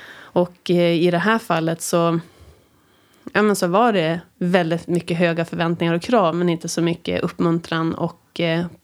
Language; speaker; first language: Swedish; native; Swedish